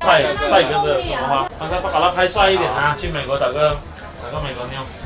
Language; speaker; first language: Chinese; native; Chinese